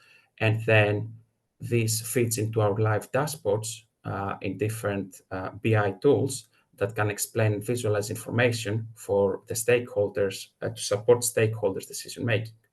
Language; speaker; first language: English; non-native, fluent; Greek